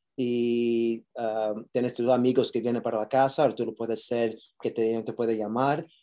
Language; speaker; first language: Spanish; early bilingual, heritage; Spanish